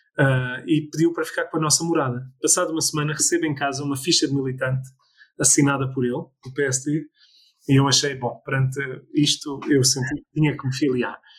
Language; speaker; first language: Portuguese; early bilingual, other home language; English